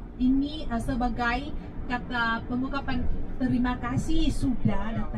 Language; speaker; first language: Indonesian; non-native, fluent; Vietnamese